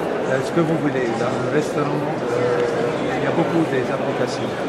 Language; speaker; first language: French; non-native, fluent; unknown